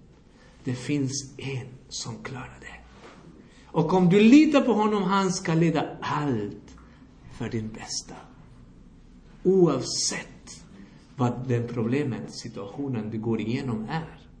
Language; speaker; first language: Swedish; non-native, fluent; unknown